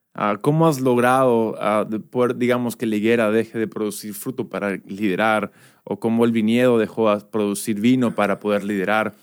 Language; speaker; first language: Spanish; non-native, fluent; English